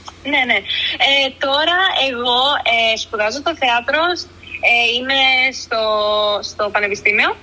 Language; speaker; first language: Greek; early bilingual, other home language; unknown